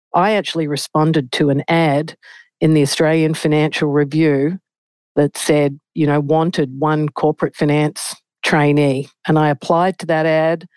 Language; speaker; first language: English; native; English